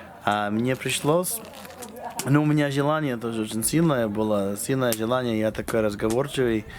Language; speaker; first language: Russian; non-native, fluent; English